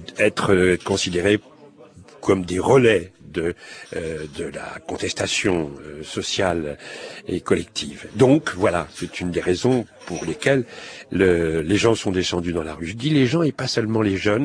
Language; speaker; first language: French; native; French